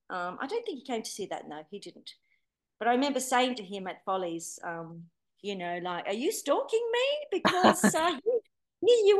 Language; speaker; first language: English; native; English